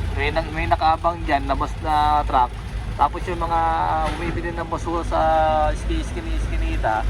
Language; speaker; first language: Filipino; native; Filipino